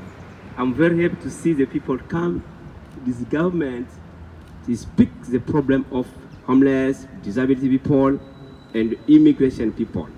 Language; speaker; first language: English; non-native, local second language; French